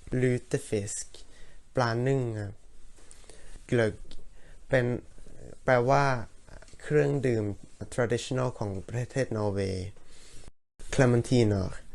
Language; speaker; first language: Thai; early bilingual, heritage; Thai